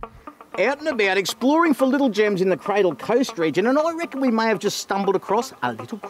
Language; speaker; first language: English; native; English